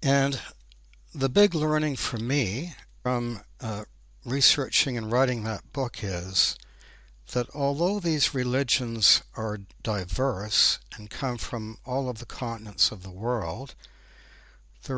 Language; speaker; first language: English; native; English